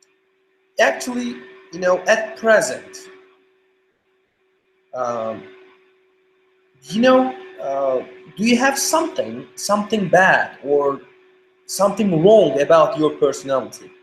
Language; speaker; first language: English; non-native, fluent; Turkish